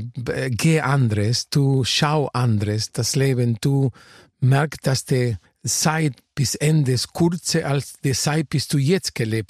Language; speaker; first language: German; non-native, fluent; Spanish